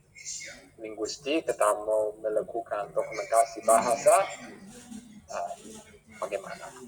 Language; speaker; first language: Indonesian; non-native, fluent; English